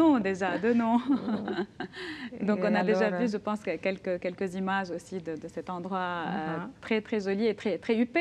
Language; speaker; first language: French; non-native, local second language; Arabic